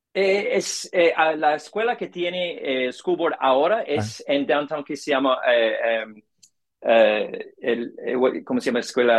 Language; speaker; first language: Spanish; non-native, learner; English